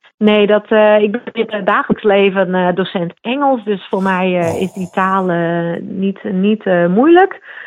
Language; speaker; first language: Dutch; non-native, local second language; Western Frisian